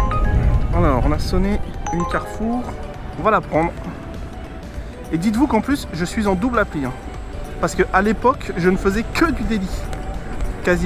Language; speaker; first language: French; native; French